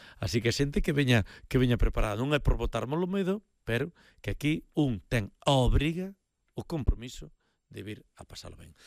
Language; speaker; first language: Galician; native; Galician